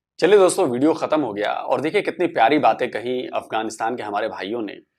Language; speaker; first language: Hindi; native; Hindi